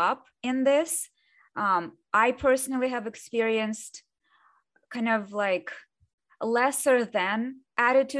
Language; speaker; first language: English; non-native, fluent; Russian